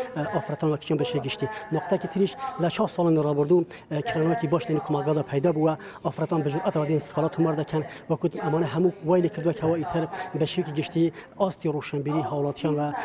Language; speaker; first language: Central Kurdish; native; Central Kurdish